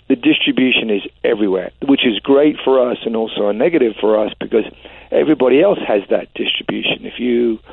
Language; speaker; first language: English; native; English